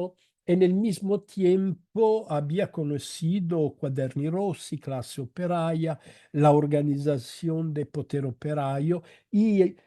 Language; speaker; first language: Spanish; non-native, fluent; Italian